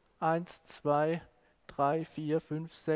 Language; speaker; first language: German; native; German